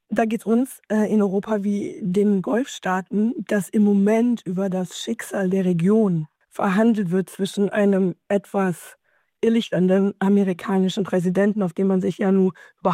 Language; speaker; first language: German; native; German